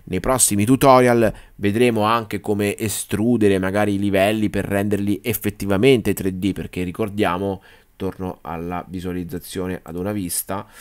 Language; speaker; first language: Italian; native; Italian